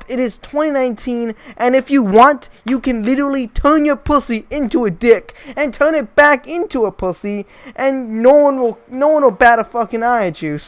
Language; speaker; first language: English; native; English